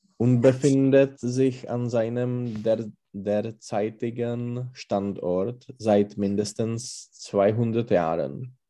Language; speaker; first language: German; non-native, learner; Czech